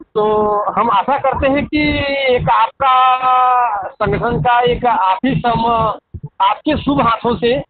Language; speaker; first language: Hindi; native; Hindi